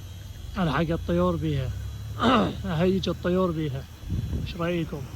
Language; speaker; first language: Arabic; native; Arabic